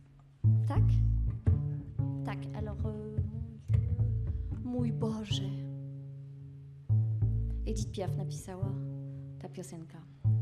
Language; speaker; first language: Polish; non-native, learner; French